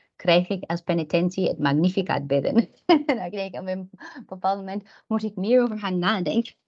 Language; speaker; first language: Dutch; non-native, fluent; English